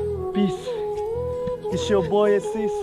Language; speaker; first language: Hindi; non-native, learner; Nepali